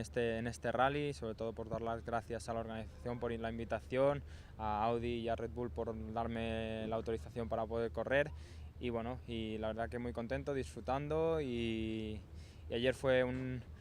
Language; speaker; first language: Spanish; native; Spanish